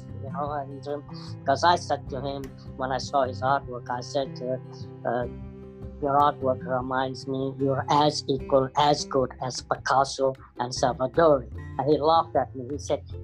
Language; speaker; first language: English; non-native, local second language; Punjabi